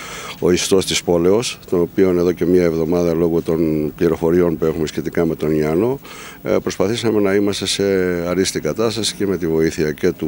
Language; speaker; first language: Greek; native; Greek